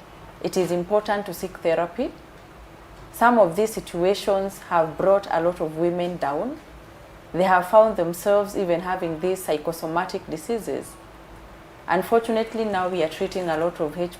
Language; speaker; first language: English; non-native, local second language; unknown